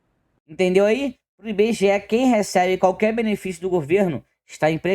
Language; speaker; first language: Portuguese; native; Portuguese